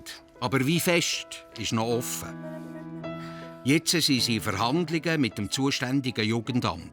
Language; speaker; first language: German; native; German